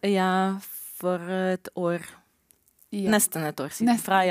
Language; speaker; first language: Norwegian; non-native, learner; Romanian